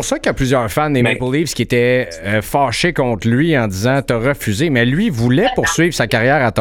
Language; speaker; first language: French; native; French